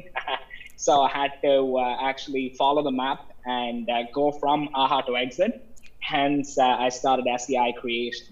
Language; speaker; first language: English; non-native, local second language; Tamil